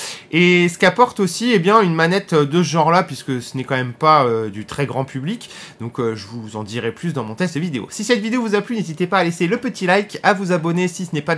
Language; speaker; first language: French; native; French